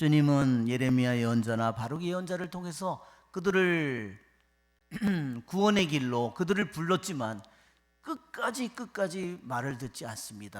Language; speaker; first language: Korean; native; Korean